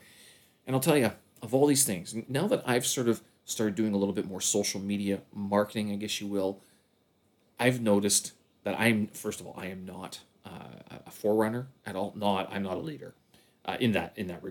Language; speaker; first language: English; native; English